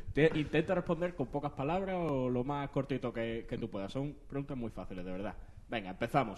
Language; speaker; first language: Spanish; native; Spanish